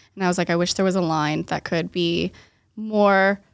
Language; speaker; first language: English; early bilingual, other home language; Italian